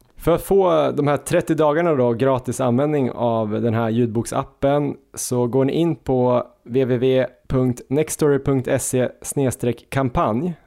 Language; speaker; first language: Swedish; native; Swedish